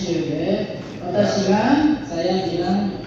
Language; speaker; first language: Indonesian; non-native, learner; Japanese